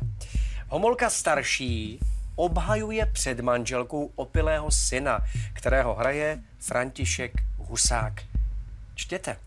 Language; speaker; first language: Czech; native; Czech